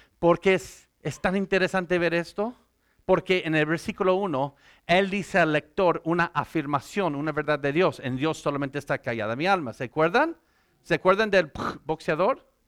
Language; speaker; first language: Spanish; non-native, fluent; English